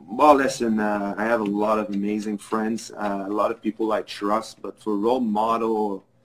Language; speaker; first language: English; non-native, fluent; French